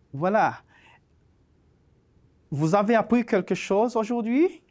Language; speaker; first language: French; non-native, fluent; Spanish